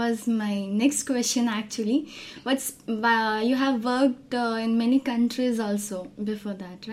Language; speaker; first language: English; non-native, local second language; Gujarati